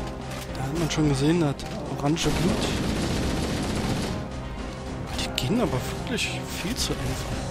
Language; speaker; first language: German; native; German